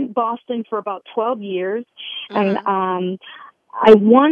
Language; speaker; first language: English; native; English